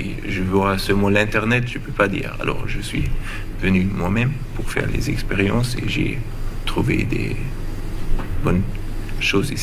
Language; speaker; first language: French; non-native, learner; German